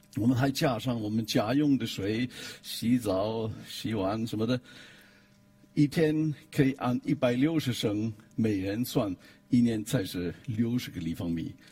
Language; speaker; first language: Chinese; non-native, fluent; German